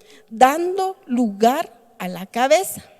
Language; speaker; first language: Spanish; native; Spanish